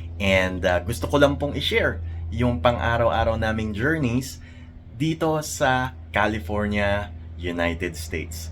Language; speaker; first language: Filipino; native; Filipino